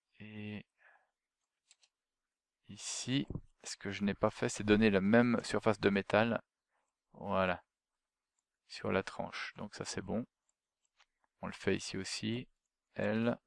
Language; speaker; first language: French; native; French